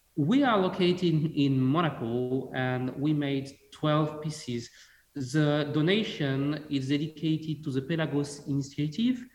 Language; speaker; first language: English; non-native, fluent; French